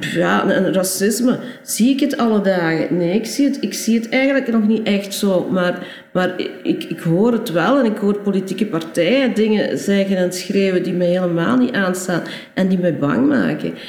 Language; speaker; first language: Dutch; native; Dutch